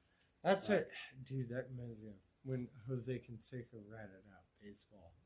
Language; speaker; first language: English; native; English